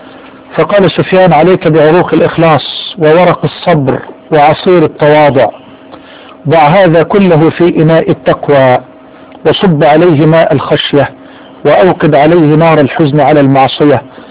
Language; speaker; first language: Arabic; native; Arabic